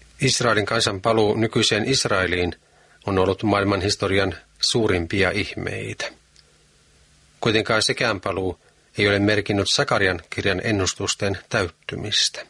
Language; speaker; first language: Finnish; native; Finnish